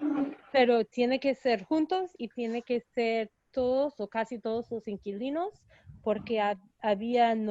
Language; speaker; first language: Spanish; early bilingual, heritage; Spanish